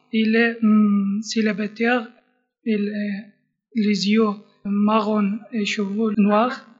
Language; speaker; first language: French; non-native, learner; Spanish